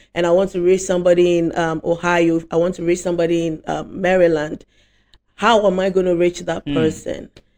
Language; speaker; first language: English; non-native, local second language; Akan